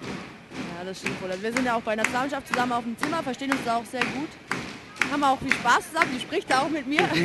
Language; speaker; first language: German; native; German